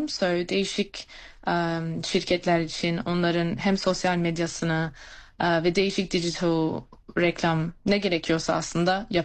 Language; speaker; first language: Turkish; early bilingual, heritage; Turkish